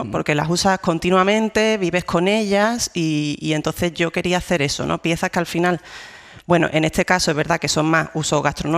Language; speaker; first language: Spanish; native; Spanish